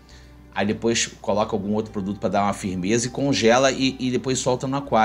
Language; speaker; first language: Portuguese; native; Portuguese